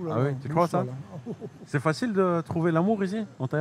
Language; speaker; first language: French; native; French